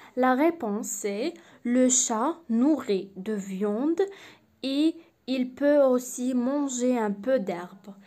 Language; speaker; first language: French; non-native, local second language; Arabic